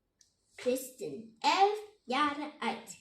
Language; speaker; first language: German; non-native, learner; Vietnamese